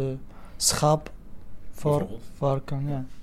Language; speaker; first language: Dutch; non-native, learner; Arabic